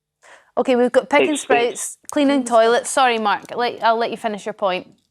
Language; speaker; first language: English; native; English